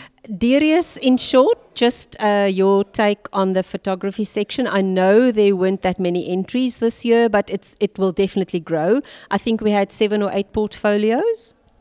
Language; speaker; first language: English; non-native, local second language; Afrikaans